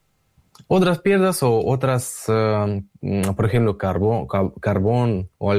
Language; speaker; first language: Spanish; non-native, learner; Russian